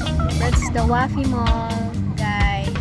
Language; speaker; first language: English; non-native, local second language; Filipino